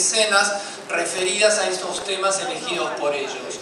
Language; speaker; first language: Spanish; native; Spanish